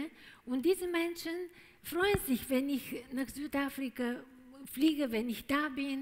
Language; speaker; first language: German; non-native, fluent; Bulgarian